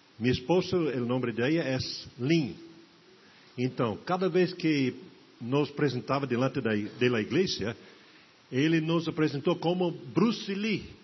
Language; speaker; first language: Portuguese; non-native, fluent; English